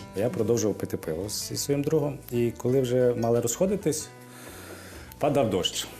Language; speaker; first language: Ukrainian; native; Ukrainian